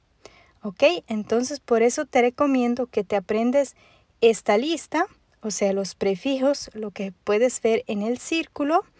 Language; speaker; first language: Spanish; non-native, fluent; German